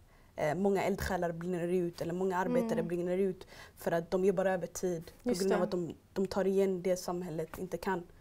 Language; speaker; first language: Swedish; early bilingual, other home language; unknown